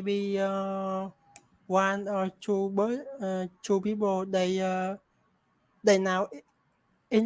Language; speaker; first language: English; non-native, learner; Vietnamese